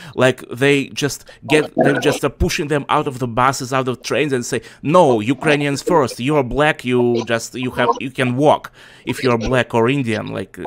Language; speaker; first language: English; non-native, fluent; Russian